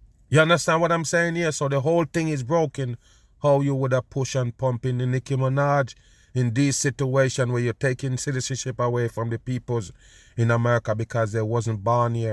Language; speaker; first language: English; native; English